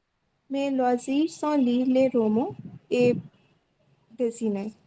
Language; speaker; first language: French; non-native, learner; Hindi